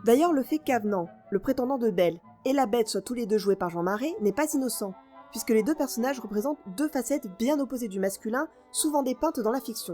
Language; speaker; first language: French; native; French